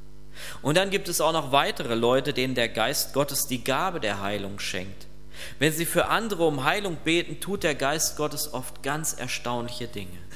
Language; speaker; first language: German; native; German